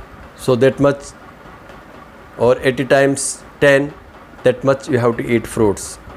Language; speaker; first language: English; non-native, learner; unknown